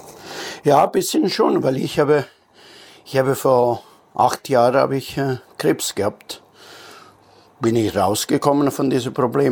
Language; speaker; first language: German; non-native, fluent; Italian